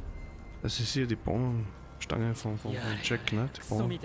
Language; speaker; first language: German; native; German